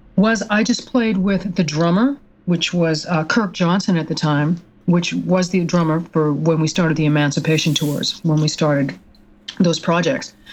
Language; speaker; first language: English; native; English